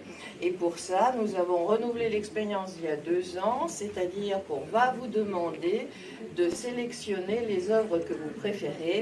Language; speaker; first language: French; native; French